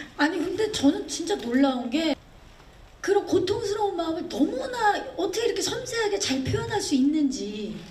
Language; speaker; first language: Korean; native; Korean